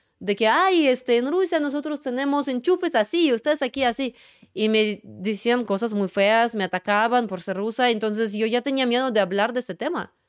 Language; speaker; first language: Spanish; non-native, fluent; Russian